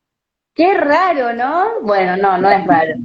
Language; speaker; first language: Spanish; native; Spanish